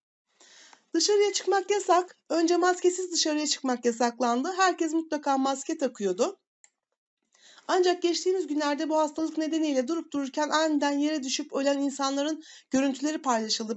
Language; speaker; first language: Turkish; native; Turkish